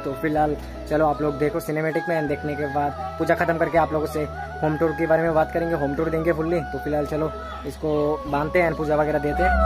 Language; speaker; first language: Hindi; non-native, local second language; Bangla